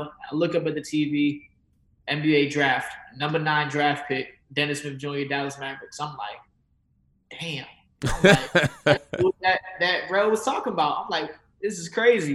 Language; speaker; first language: English; native; English